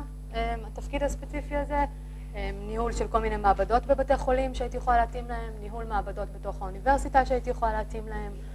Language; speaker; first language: Hebrew; native; Hebrew